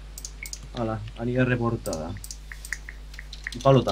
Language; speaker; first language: Spanish; native; Spanish